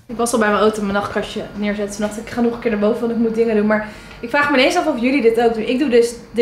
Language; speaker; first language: Dutch; native; Dutch